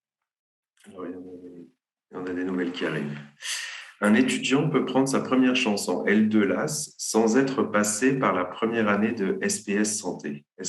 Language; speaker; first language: French; native; French